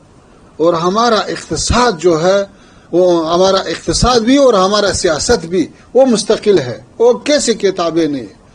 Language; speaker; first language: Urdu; non-native, fluent; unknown